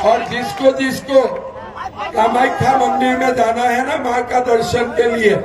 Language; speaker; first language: Hindi; non-native, local second language; Assamese